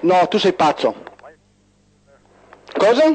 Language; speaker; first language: Italian; native; Italian